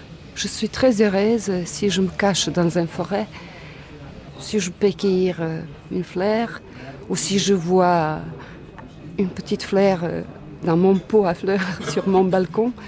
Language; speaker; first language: French; non-native, fluent; Bosnian